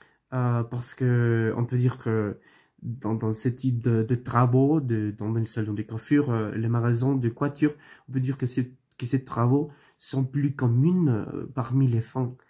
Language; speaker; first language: French; non-native, learner; Spanish